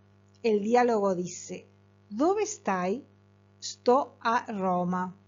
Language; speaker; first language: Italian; non-native, fluent; Spanish